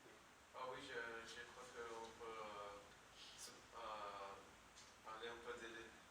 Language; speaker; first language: French; non-native, learner; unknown